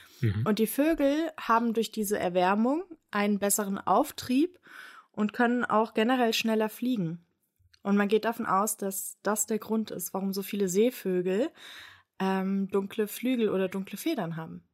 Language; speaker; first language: German; native; German